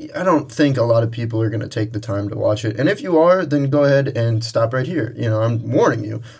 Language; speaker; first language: English; native; English